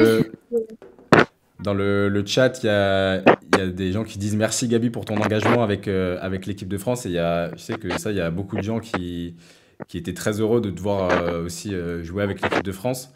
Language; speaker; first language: French; native; French